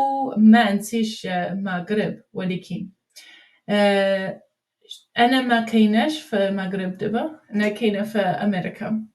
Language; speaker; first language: Arabic; non-native, learner; English